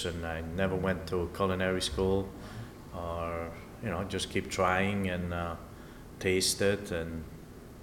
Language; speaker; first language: English; non-native, fluent; Italian